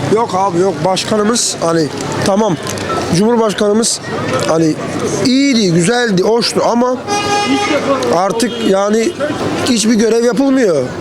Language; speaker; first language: Turkish; native; Turkish